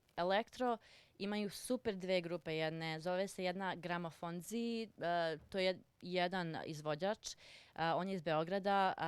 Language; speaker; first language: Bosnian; early bilingual, heritage; Serbian